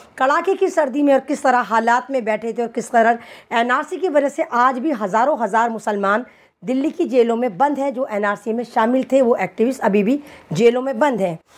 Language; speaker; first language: Hindi; native; Hindi